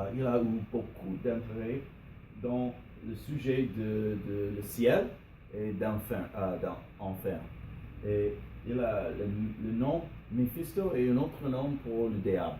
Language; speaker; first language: French; non-native, learner; English